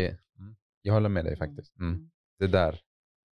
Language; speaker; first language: Swedish; non-native, fluent; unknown